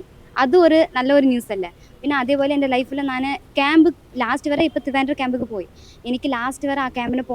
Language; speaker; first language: Malayalam; non-native, local second language; Tamil